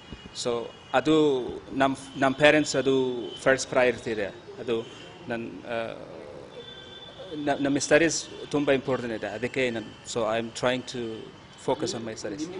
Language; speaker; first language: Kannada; non-native, learner; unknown